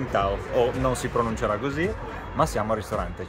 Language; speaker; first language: Italian; native; Italian